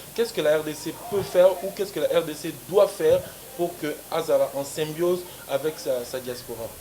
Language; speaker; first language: French; non-native, local second language; Lingala